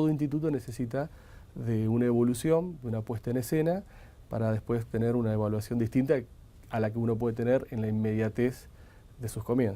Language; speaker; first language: Spanish; native; Spanish